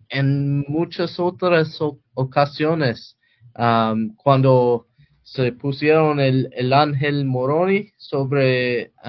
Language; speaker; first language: Spanish; non-native, fluent; English